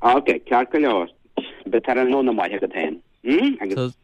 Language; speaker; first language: Irish; native; Irish